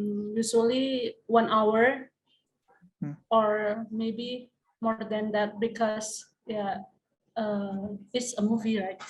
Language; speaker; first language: English; non-native, learner; Indonesian